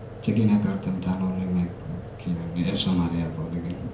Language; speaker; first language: Hungarian; non-native, learner; Somali